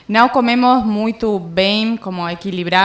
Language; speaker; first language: Portuguese; non-native, learner; Spanish